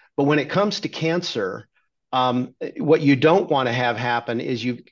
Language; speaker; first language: English; native; English